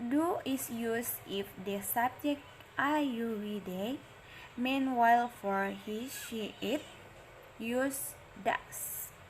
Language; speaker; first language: English; non-native, learner; Indonesian